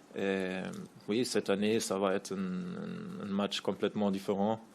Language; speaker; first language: French; non-native, fluent; German